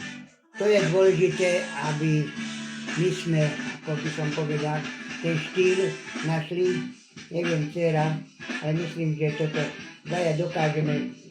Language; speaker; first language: Slovak; non-native, local second language; Hungarian